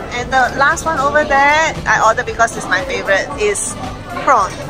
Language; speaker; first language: English; non-native, local second language; Chinese